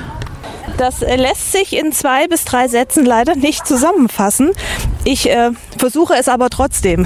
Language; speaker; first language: German; native; German